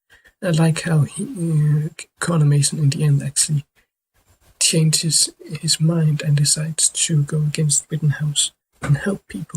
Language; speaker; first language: English; non-native, fluent; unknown